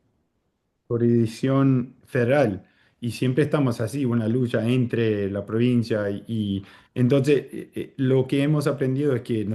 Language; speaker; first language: Spanish; early bilingual, heritage; Spanish